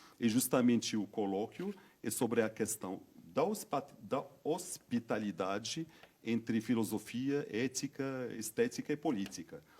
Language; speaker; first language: Portuguese; non-native, fluent; Berber languages